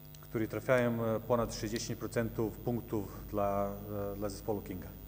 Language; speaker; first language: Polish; non-native, learner; Serbian